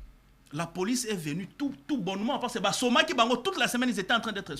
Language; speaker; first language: French; non-native, local second language; Lingala